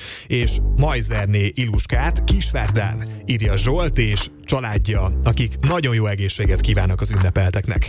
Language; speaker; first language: Hungarian; native; Hungarian